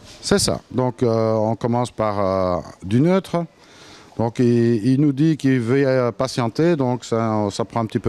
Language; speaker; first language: French; native; French